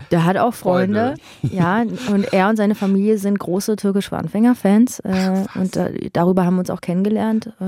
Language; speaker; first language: German; early bilingual, other home language; Persian